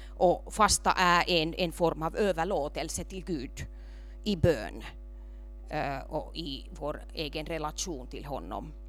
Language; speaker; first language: Swedish; non-native, local second language; Finnish